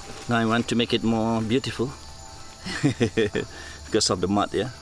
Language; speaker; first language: English; non-native, fluent; Malay